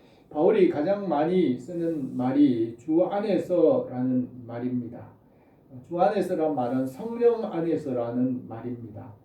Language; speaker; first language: Korean; native; Korean